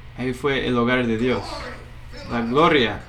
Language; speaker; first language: Spanish; non-native, fluent; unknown